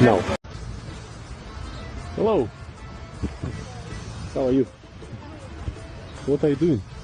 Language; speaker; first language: English; non-native, learner; Russian